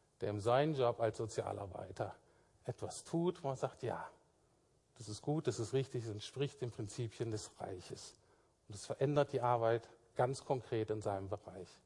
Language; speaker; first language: German; native; German